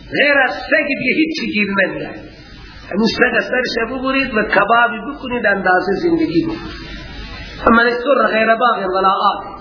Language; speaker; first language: Persian; non-native, local second language; Baluchi